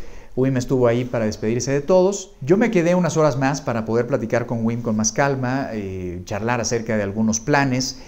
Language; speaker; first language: Spanish; native; Spanish